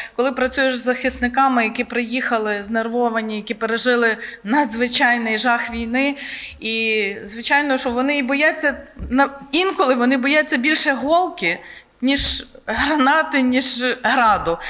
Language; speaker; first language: Ukrainian; native; Ukrainian